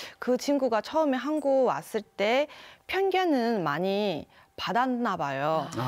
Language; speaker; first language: Korean; non-native, fluent; Chinese